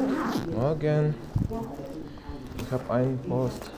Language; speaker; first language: German; non-native, learner; Turkmen